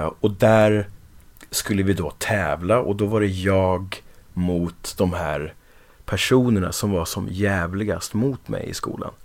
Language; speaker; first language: Swedish; early bilingual, other home language; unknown